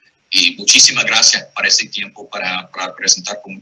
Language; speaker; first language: Spanish; non-native, fluent; English